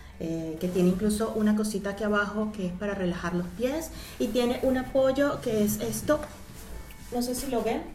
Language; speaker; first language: Spanish; native; Spanish